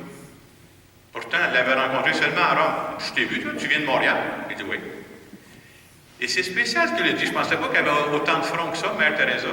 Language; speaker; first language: French; native; French